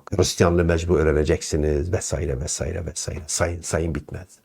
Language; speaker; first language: Turkish; non-native, local second language; Kurdish